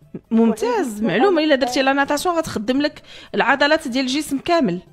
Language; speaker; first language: Arabic; native; Arabic